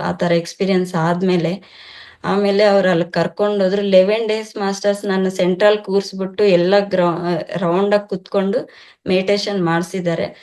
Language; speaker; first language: Kannada; non-native, local second language; Telugu